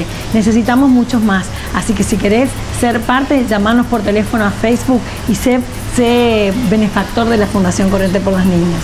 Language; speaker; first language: Spanish; native; Spanish